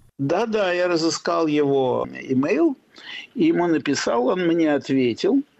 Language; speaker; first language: Russian; native; Russian